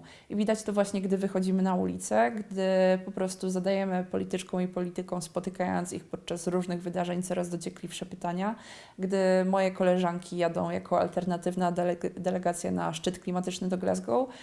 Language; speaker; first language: Polish; native; Polish